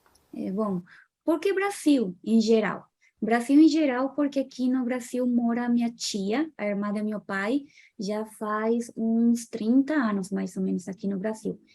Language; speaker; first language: Portuguese; non-native, fluent; Spanish